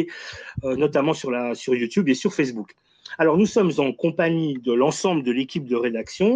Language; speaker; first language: French; native; French